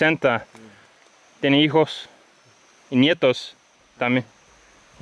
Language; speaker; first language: Spanish; non-native, learner; English